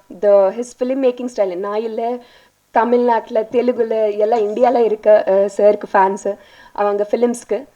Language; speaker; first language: Tamil; non-native, learner; Telugu